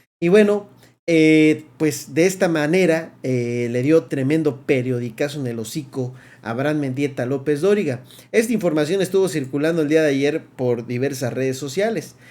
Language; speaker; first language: Spanish; native; Spanish